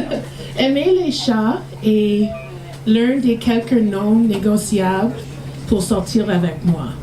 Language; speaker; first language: French; non-native, learner; English